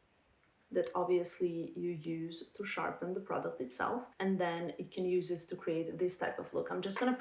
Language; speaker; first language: English; non-native, fluent; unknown